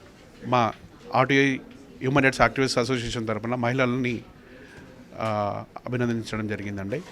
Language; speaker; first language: Telugu; native; Telugu